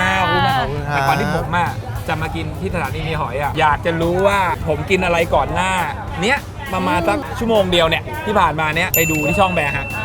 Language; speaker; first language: Thai; native; Thai